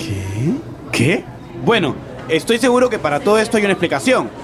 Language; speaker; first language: Spanish; native; Spanish